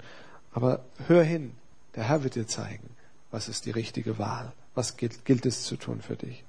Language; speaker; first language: German; native; German